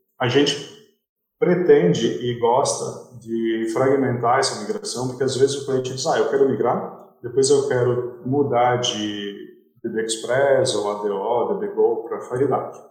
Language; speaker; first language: Portuguese; native; Portuguese